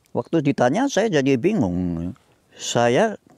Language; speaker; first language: Indonesian; native; Indonesian